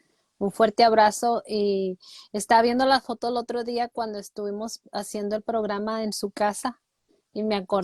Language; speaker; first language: Spanish; native; Spanish